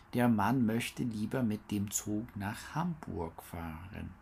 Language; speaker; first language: German; non-native, learner; English